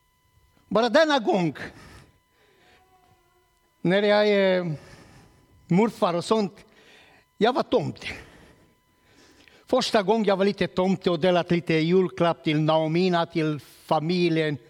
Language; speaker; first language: Swedish; non-native, learner; Romanian